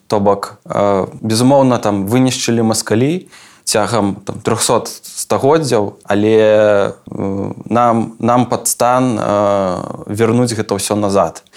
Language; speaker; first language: Belarusian; non-native, local second language; Russian